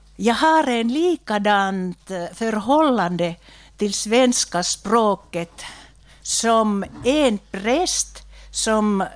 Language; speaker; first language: Swedish; non-native, local second language; Finnish